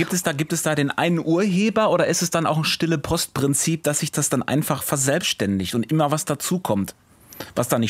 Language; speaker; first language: German; native; German